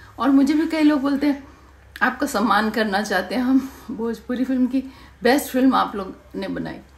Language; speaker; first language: Hindi; native; Hindi